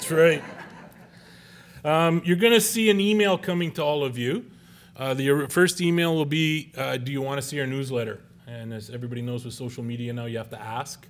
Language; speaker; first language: English; native; English